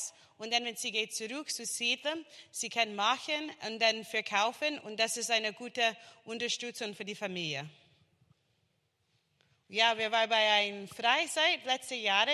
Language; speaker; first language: German; non-native, learner; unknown